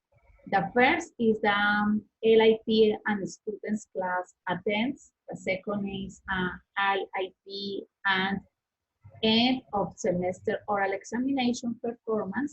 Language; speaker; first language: English; non-native, learner; Spanish